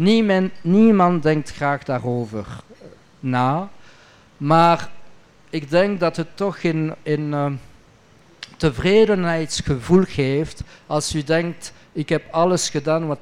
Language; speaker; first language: Dutch; non-native, local second language; French